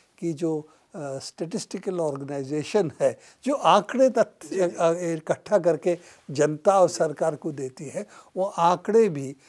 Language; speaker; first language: Hindi; non-native, local second language; Bangla